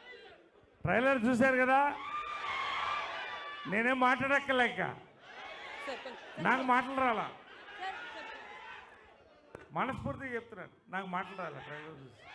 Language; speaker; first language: Telugu; native; Telugu